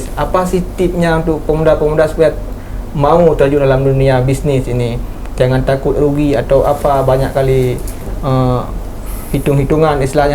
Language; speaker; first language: Indonesian; native; Indonesian